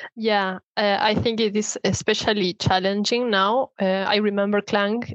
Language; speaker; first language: English; non-native, fluent; Spanish